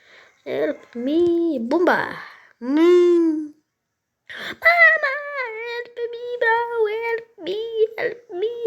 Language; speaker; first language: English; non-native, learner; Slovak